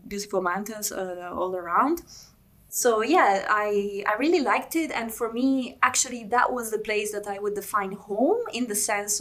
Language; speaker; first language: English; non-native, fluent; Italian